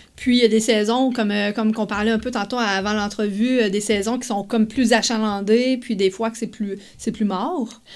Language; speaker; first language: French; native; French